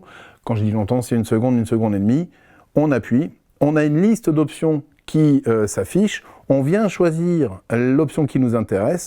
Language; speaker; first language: French; native; French